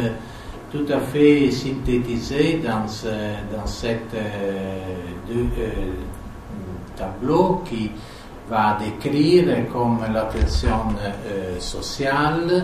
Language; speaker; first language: French; non-native, fluent; Italian